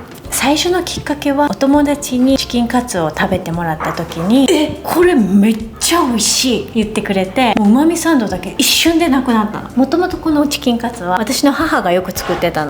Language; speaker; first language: Japanese; native; Japanese